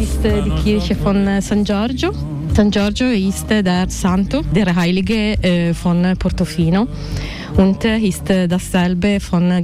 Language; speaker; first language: German; non-native, learner; Italian